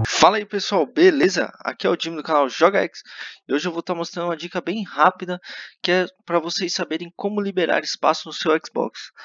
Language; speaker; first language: Portuguese; native; Portuguese